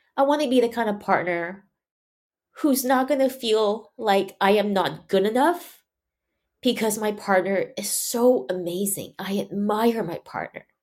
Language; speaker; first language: English; non-native, local second language; Chinese